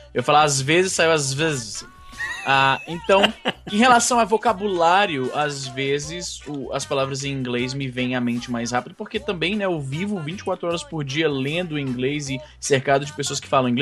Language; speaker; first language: Portuguese; early bilingual, heritage; Portuguese